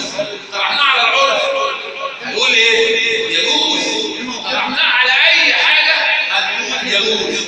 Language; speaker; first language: Arabic; native; Arabic